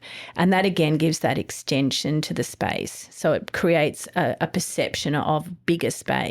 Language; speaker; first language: English; native; English